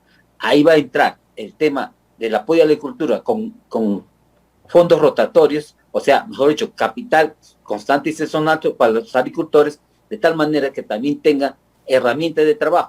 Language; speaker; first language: Spanish; native; Spanish